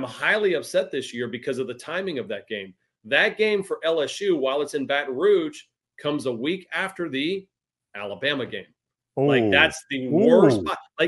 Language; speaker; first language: English; native; English